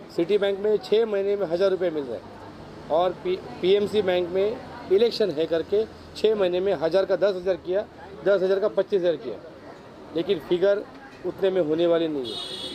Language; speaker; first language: Hindi; non-native, local second language; Marathi